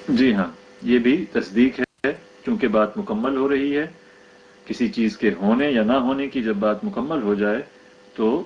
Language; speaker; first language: Urdu; native; Urdu